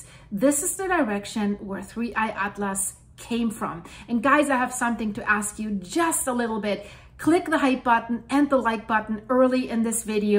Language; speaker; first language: English; non-native, fluent; German